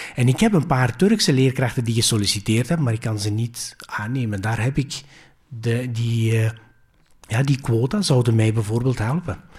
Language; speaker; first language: Dutch; early bilingual, other home language; Greek